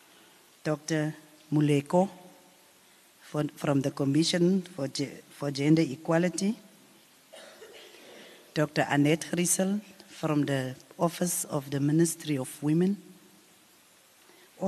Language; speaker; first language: English; non-native, local second language; Afrikaans